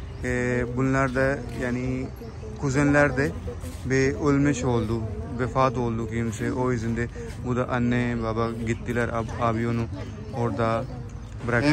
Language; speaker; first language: Turkish; non-native, learner; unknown